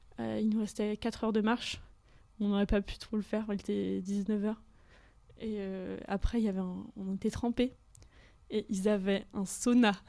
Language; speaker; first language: French; native; French